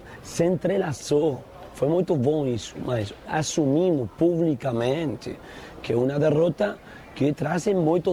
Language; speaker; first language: Portuguese; non-native, learner; Spanish